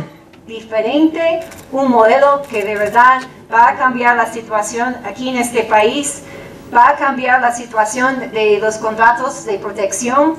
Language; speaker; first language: Spanish; non-native, fluent; English